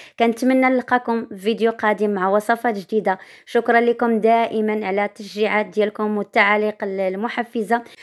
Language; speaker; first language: Arabic; native; Arabic